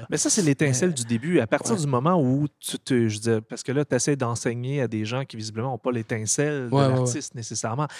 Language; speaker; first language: French; native; French